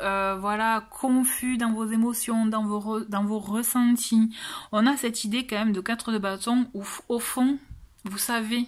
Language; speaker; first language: French; native; French